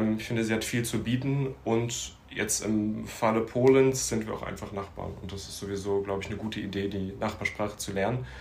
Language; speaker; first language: German; native; German